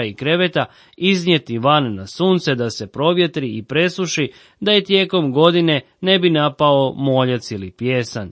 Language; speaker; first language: Croatian; native; Croatian